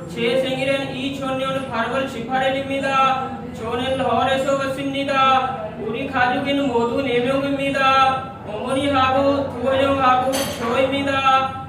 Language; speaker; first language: Korean; non-native, learner; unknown